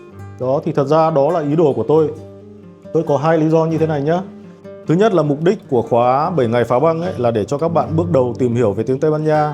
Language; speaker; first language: Vietnamese; native; Vietnamese